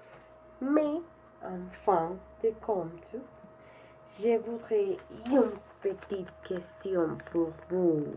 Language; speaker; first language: French; non-native, learner; Spanish